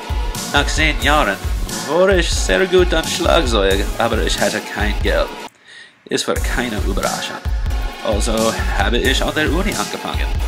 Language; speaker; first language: German; non-native, learner; English